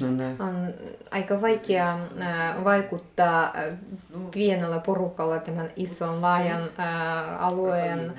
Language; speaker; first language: Finnish; non-native, fluent; Russian